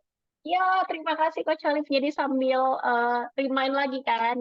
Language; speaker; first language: Indonesian; native; Indonesian